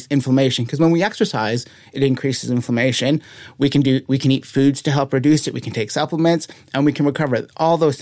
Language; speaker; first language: English; native; English